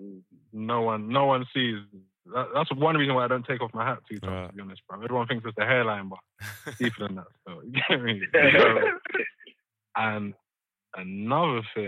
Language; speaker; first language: English; native; English